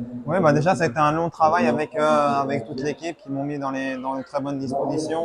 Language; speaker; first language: French; native; French